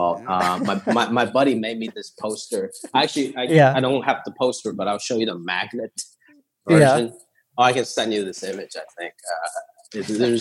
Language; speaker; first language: English; early bilingual, other home language; Cantonese